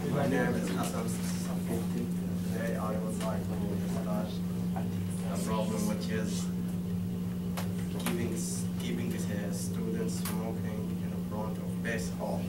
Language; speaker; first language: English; non-native, learner; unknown